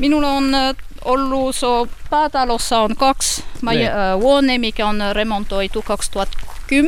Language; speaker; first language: Finnish; non-native, learner; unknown